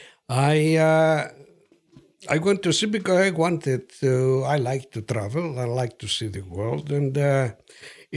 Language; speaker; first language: English; non-native, fluent; Greek